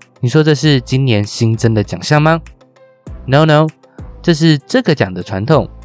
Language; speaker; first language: Chinese; native; Chinese